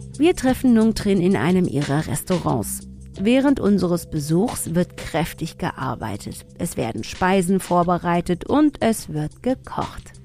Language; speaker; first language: German; early bilingual, other home language; Tigrinya